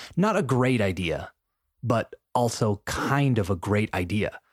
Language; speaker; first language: English; non-native, fluent; Spanish